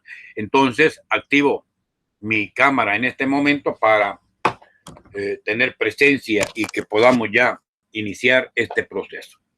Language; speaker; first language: Spanish; native; Spanish